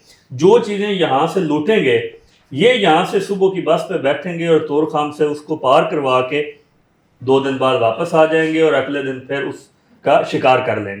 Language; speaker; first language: Urdu; native; Urdu